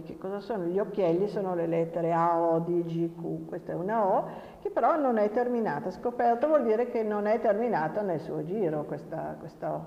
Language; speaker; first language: Italian; native; Italian